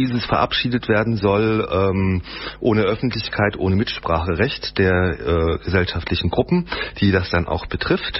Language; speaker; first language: German; native; German